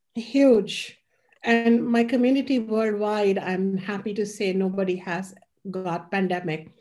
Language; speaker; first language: English; non-native, local second language; Hindi